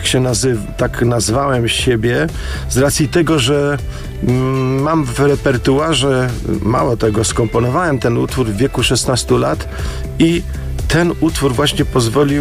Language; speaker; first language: Polish; native; Polish